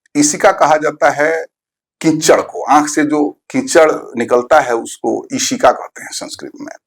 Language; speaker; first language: Hindi; non-native, local second language; Bhojpuri